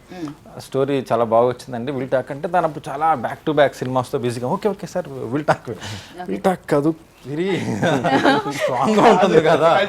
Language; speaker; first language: Telugu; native; Telugu